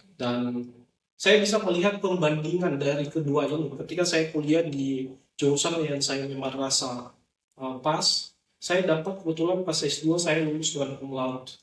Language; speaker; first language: Indonesian; non-native, local second language; Nias